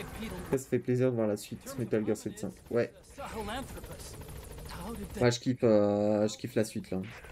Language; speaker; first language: French; native; French